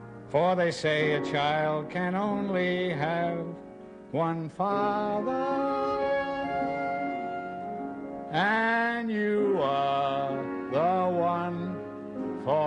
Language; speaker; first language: English; native; English